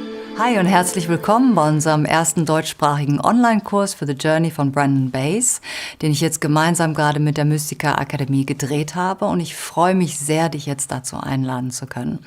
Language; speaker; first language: German; native; German